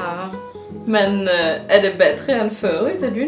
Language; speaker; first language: Swedish; non-native, fluent; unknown